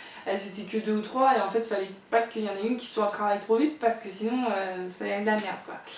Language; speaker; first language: French; native; French